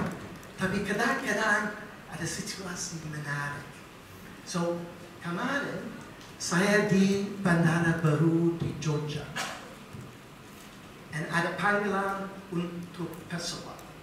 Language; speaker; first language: Indonesian; non-native, learner; English